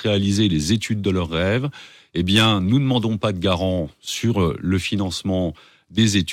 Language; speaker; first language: French; native; French